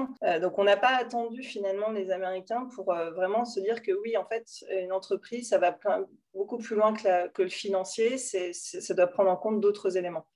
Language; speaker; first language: French; native; French